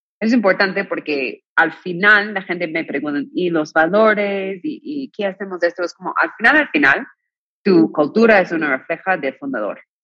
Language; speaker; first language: Spanish; non-native, fluent; English